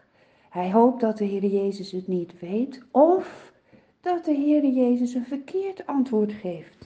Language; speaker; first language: Dutch; native; Dutch